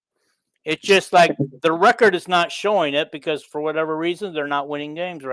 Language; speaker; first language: English; native; English